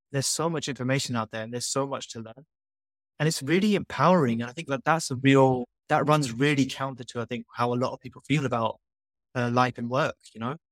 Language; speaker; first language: English; native; English